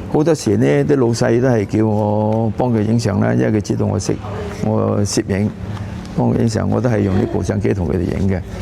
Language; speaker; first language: Cantonese; early bilingual, heritage; Cantonese